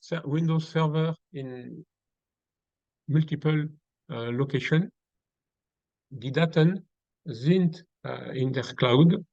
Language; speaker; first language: German; non-native, learner; French